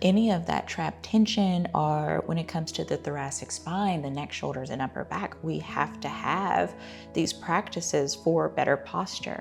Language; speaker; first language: English; native; English